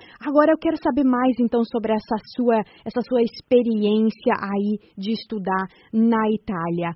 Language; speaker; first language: Portuguese; native; Portuguese